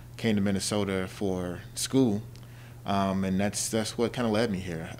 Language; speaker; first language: English; native; English